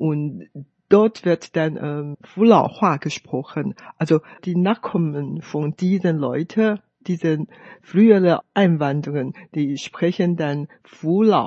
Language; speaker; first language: German; non-native, fluent; Hakka Chinese